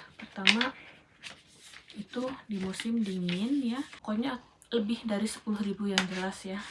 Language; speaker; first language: Indonesian; native; Indonesian